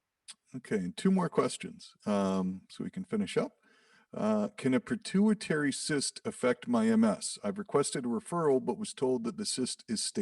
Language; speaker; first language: English; native; English